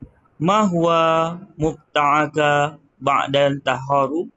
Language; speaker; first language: Arabic; non-native, learner; Malay